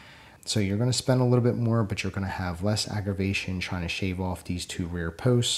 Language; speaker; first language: English; native; English